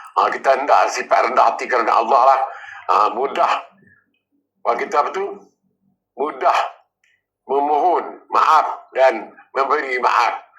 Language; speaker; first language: Malay; native; Malay